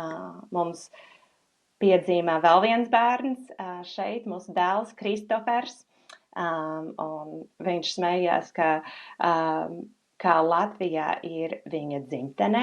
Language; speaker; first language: Latvian; non-native, fluent; English